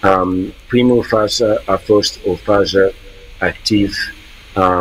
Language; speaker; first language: Romanian; early bilingual, heritage; English